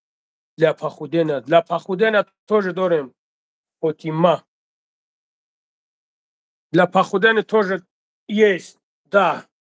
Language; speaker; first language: Russian; non-native, learner; Tajik